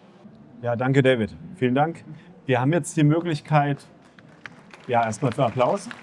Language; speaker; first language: German; native; German